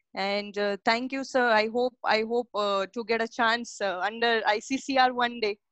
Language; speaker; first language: English; non-native, fluent; Persian